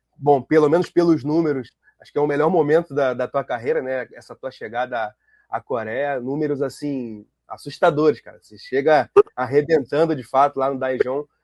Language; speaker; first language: Portuguese; native; Portuguese